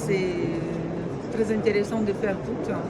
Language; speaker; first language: French; non-native, fluent; Romanian